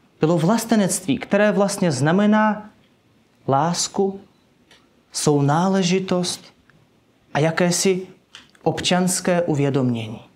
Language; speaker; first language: Czech; non-native, fluent; Russian